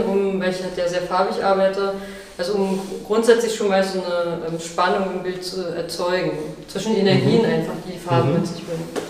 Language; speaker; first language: German; native; German